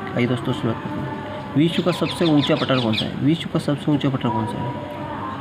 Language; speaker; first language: Hindi; native; Hindi